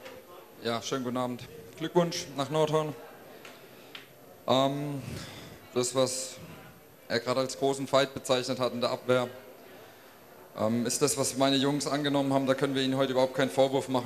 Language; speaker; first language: German; native; German